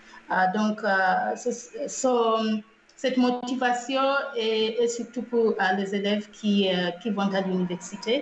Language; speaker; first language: French; non-native, fluent; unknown